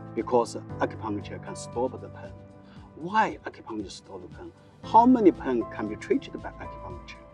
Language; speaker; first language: English; non-native, learner; Chinese